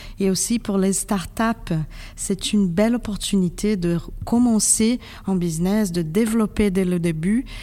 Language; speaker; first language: French; non-native, fluent; Portuguese